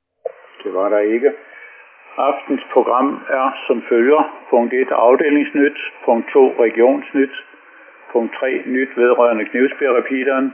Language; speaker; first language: Danish; native; Danish